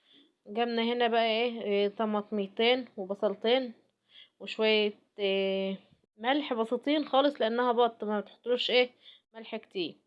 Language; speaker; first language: Arabic; native; Arabic